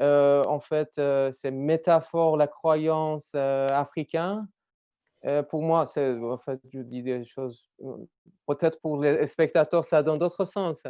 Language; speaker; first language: French; non-native, learner; Persian